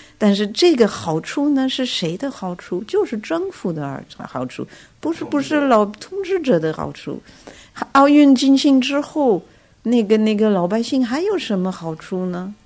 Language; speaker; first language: Chinese; non-native, fluent; French